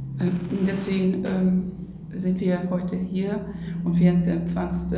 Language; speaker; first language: German; non-native, fluent; Turkish